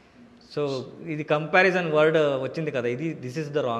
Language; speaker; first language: Telugu; non-native, local second language; Kannada